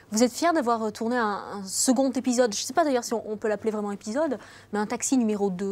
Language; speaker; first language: French; native; French